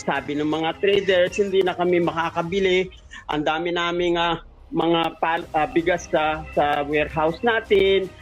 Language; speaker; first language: Filipino; non-native, local second language; Pampanga